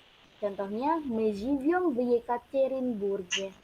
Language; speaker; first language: Russian; non-native, learner; Indonesian